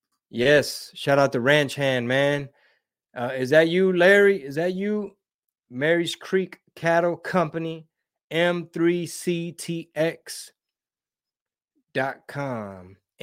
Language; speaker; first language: English; early bilingual, other home language; Spanish